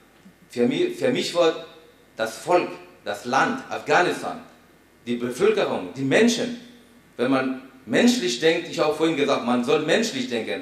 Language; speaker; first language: German; non-native, fluent; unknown